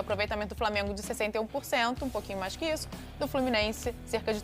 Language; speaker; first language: Portuguese; native; Portuguese